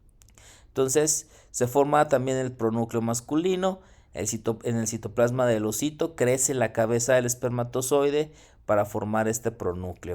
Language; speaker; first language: Spanish; native; Spanish